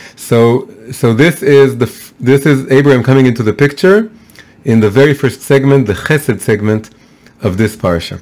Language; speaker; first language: English; non-native, fluent; Hebrew